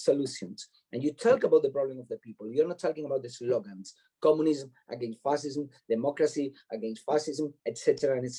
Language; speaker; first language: English; non-native, fluent; Spanish